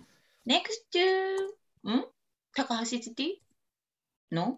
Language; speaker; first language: English; non-native, learner; Japanese